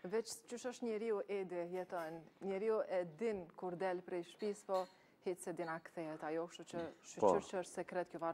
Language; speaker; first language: Albanian; native; Albanian